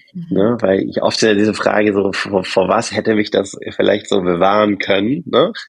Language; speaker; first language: German; native; German